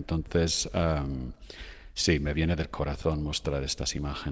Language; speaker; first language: Spanish; non-native, fluent; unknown